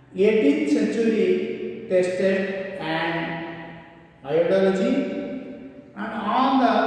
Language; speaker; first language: English; non-native, local second language; Kannada